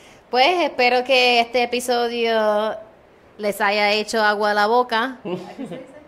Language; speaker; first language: Spanish; non-native, fluent; English